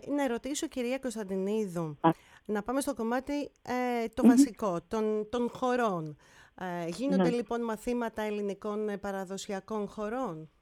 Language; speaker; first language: Greek; native; Greek